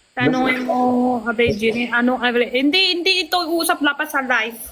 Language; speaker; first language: Filipino; non-native, learner; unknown